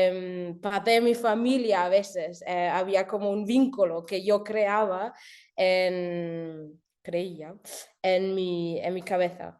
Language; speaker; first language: Spanish; early bilingual, heritage; German